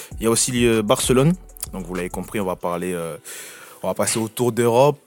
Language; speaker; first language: French; native; French